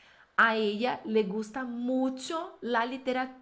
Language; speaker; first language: Spanish; non-native, fluent; Portuguese